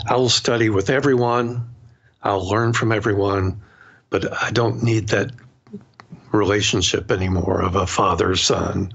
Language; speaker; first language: English; native; English